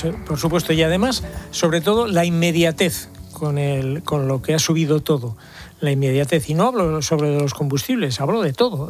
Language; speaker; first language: Spanish; native; Spanish